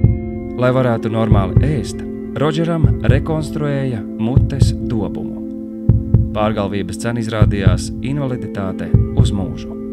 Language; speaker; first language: Latvian; native; Latvian